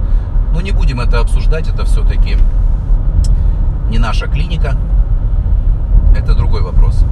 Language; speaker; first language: Russian; native; Russian